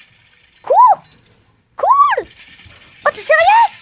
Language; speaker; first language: French; native; French